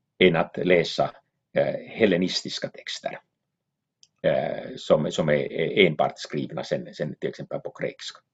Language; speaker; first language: Swedish; non-native, local second language; Finnish